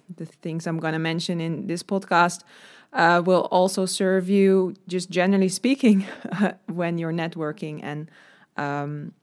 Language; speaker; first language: English; non-native, fluent; Dutch